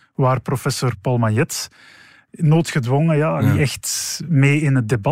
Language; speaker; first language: Dutch; native; Dutch